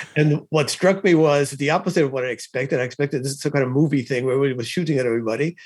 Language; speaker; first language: English; early bilingual, other home language; Spanish